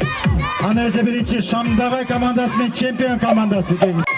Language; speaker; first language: Kyrgyz; native; Kyrgyz